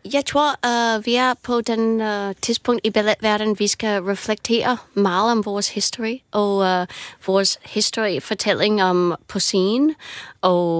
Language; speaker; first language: Danish; non-native, fluent; English